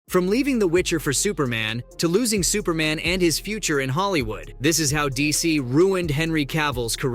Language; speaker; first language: English; native; English